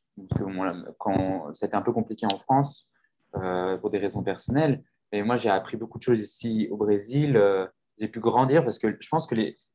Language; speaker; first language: French; native; French